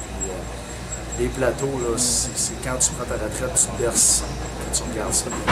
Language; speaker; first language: French; native; French